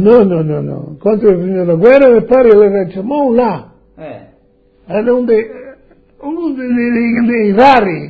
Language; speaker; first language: Italian; non-native, local second language; Friulian